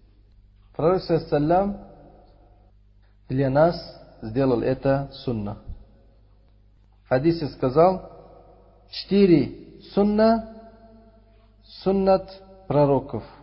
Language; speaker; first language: Russian; non-native, fluent; Uzbek